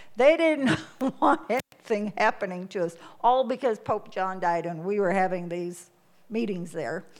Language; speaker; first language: English; native; English